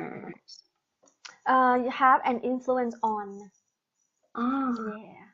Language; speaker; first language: English; non-native, fluent; Thai